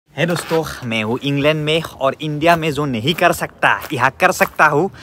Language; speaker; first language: Hindi; non-native, local second language; Assamese